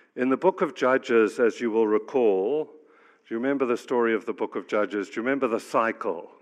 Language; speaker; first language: English; native; English